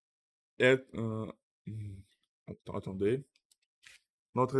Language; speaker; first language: French; non-native, learner; Russian